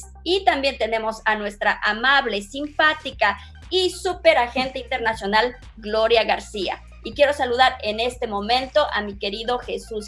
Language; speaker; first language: Spanish; native; Spanish